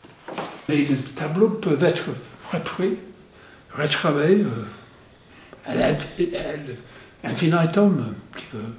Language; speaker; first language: French; non-native, fluent; English